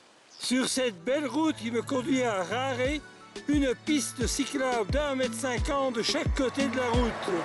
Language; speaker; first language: French; native; French